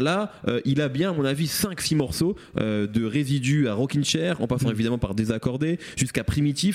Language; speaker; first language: French; native; French